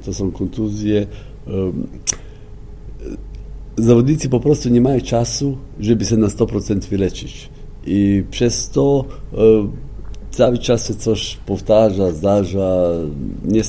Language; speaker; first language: Polish; non-native, fluent; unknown